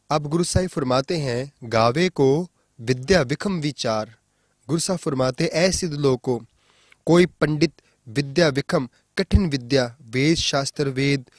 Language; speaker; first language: Hindi; non-native, local second language; Punjabi